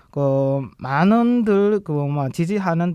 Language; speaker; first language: Korean; non-native, learner; Burmese